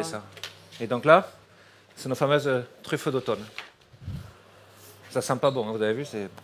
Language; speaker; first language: French; native; French